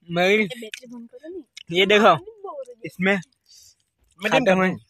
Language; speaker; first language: Hindi; non-native, local second language; Gujarati